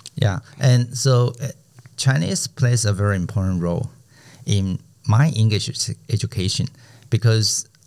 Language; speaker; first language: English; non-native, fluent; Chinese